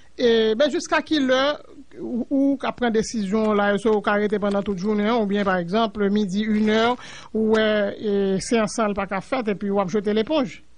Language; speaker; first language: French; non-native, local second language; Haitian Creole